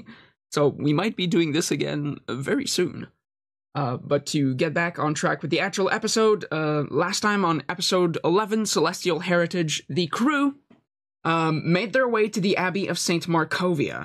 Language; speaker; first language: English; native; English